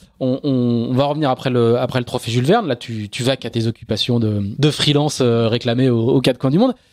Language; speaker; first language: French; native; French